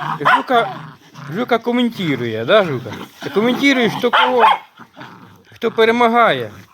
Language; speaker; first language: Ukrainian; native; Ukrainian